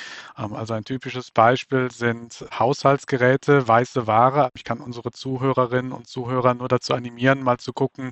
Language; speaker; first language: German; native; German